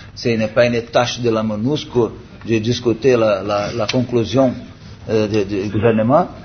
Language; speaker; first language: French; non-native, learner; Portuguese